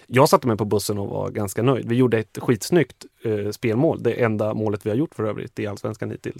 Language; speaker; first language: Swedish; native; Swedish